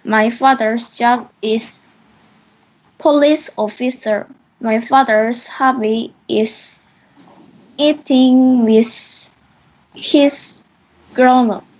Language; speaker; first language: English; non-native, learner; Korean